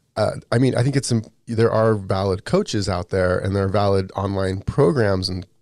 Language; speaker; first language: English; native; English